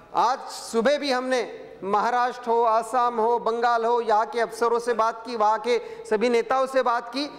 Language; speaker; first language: Hindi; non-native, local second language; Marathi